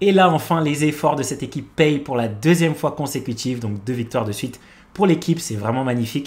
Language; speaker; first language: French; native; French